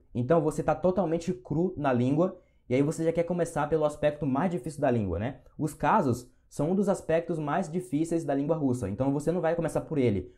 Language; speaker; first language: Portuguese; native; Portuguese